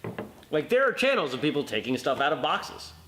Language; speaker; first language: English; native; English